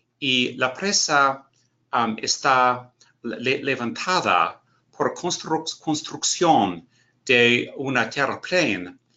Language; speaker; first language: Spanish; non-native, learner; English